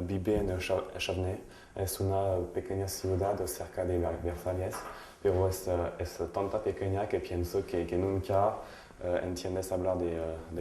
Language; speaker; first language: Spanish; non-native, learner; French